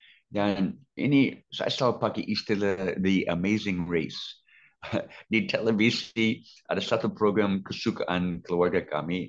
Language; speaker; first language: Indonesian; non-native, fluent; English